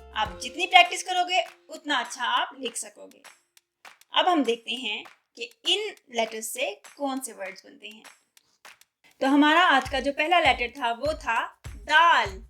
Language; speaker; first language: Urdu; native; Urdu